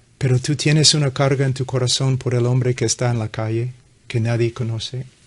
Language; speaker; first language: Spanish; non-native, fluent; English